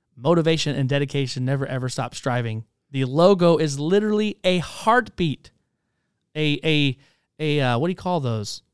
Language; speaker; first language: English; native; English